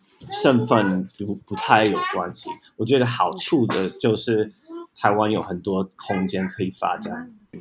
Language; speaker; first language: Chinese; non-native, fluent; English